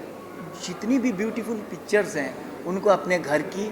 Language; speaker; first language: Hindi; native; Hindi